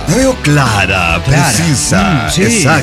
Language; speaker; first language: Spanish; native; Spanish